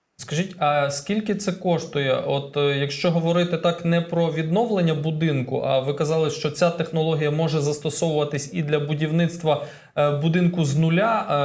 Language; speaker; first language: Ukrainian; native; Ukrainian